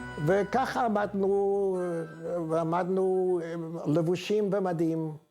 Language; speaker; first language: Hebrew; non-native, fluent; Hungarian